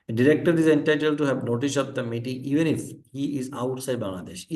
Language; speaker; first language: English; non-native, local second language; Bangla